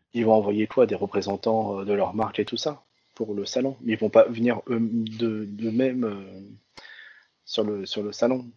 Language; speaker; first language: French; early bilingual, other home language; Vietnamese